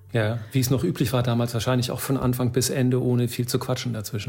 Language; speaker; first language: German; native; German